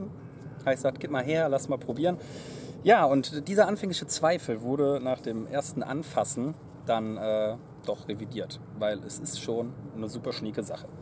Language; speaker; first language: German; native; German